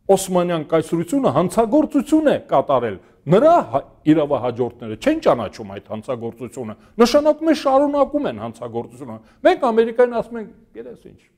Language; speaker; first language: Armenian; native; Armenian